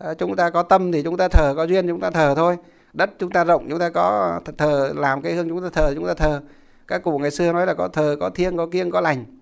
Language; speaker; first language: Vietnamese; non-native, local second language; Muong